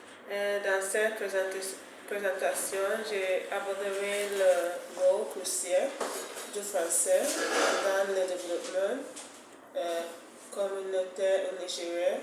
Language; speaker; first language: French; non-native, fluent; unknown